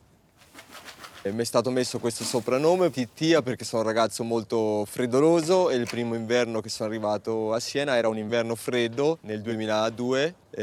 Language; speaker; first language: Italian; native; Italian